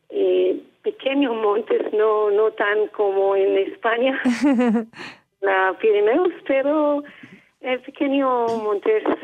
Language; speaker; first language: Spanish; non-native, learner; Hebrew